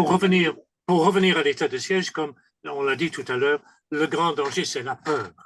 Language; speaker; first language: French; non-native, fluent; English